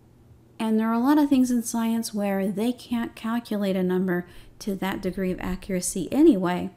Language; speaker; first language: English; native; English